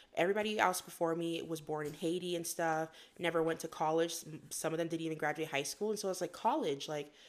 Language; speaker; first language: English; native; English